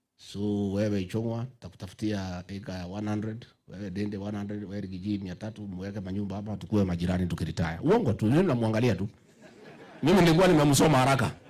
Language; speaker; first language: Swahili; non-native, local second language; Kikuyu